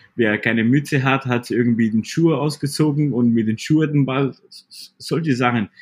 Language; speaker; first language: German; non-native, fluent; Spanish